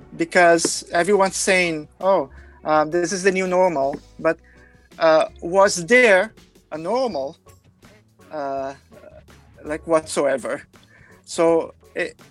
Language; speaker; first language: English; non-native, fluent; Portuguese